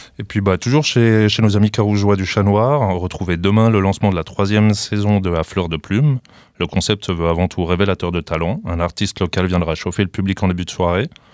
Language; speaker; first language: French; native; French